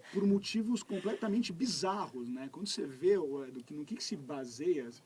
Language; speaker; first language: Portuguese; native; Portuguese